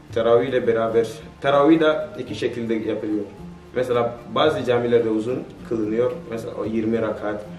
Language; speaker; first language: Turkish; non-native, fluent; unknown